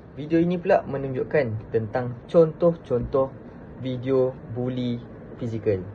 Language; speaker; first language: Malay; native; Malay